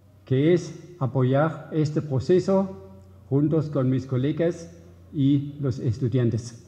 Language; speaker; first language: Spanish; non-native, fluent; German